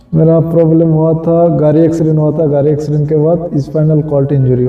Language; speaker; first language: Hindi; non-native, local second language; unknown